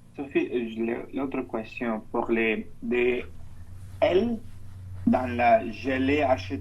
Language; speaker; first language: French; non-native, learner; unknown